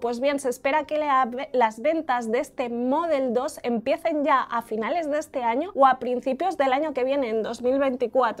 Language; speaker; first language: Spanish; native; Spanish